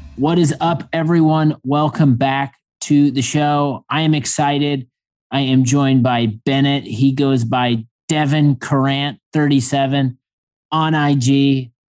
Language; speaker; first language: English; native; English